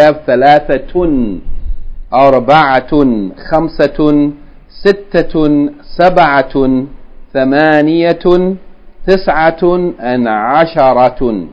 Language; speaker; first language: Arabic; non-native, fluent; English